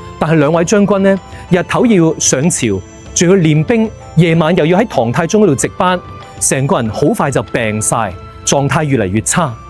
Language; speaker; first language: Cantonese; native; Cantonese